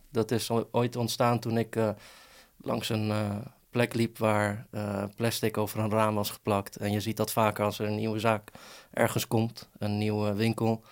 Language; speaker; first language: Dutch; early bilingual, other home language; Persian